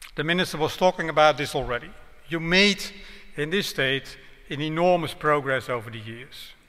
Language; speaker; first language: English; non-native, fluent; Dutch